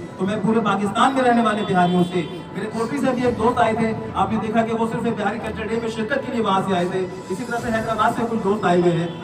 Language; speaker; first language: Urdu; native; Urdu